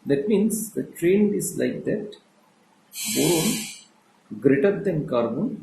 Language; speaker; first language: English; non-native, local second language; Bangla